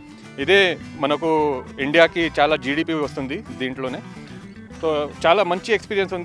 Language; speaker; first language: Telugu; non-native, local second language; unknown